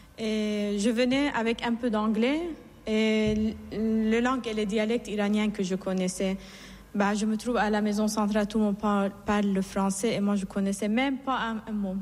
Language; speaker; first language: French; non-native, fluent; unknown